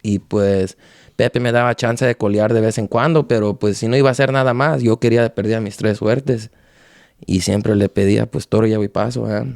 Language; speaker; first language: Spanish; early bilingual, heritage; Spanish